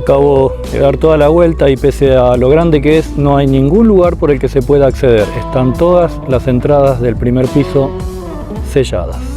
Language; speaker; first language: Spanish; native; Spanish